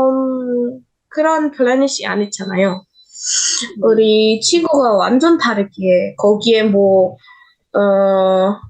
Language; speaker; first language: Korean; non-native, learner; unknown